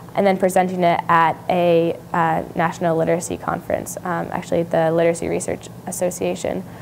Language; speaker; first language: English; native; English